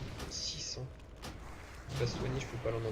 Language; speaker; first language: French; native; French